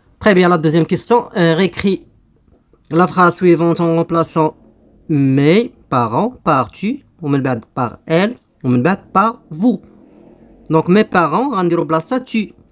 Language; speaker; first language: French; non-native, local second language; Arabic